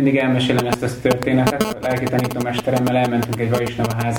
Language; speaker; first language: Hungarian; native; Hungarian